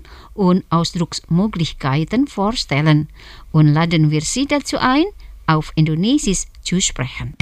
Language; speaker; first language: German; non-native, fluent; Indonesian